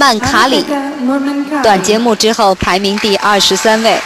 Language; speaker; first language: Chinese; native; Chinese